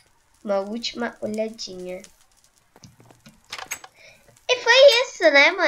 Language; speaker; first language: Portuguese; native; Portuguese